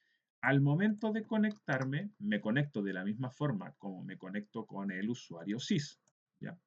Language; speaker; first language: Spanish; native; Spanish